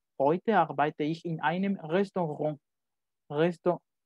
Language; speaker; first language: German; non-native, fluent; Spanish